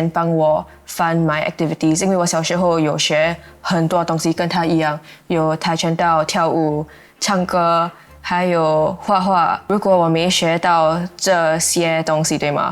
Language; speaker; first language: Chinese; non-native, local second language; English